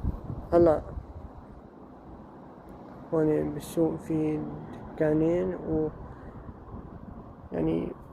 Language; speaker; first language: Arabic; native; Arabic